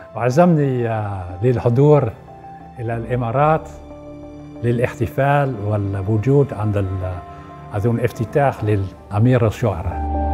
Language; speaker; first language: Arabic; non-native, fluent; Dutch